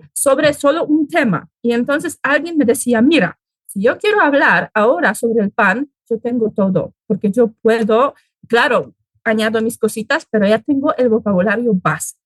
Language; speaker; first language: Spanish; non-native, fluent; Polish